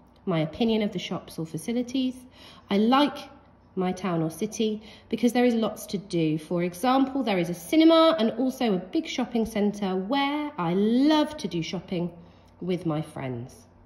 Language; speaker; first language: English; native; English